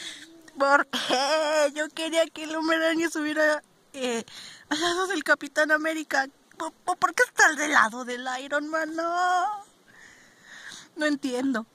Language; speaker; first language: Spanish; native; Spanish